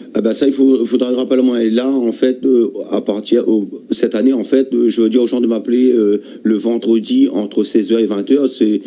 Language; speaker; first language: French; native; French